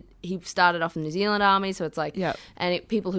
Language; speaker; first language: English; native; English